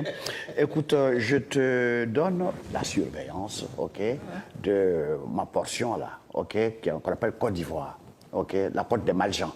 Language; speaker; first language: French; non-native, local second language; Dyula